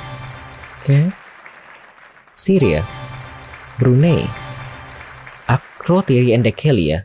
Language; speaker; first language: English; non-native, learner; Indonesian